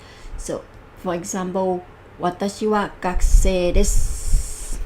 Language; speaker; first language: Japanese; non-native, learner; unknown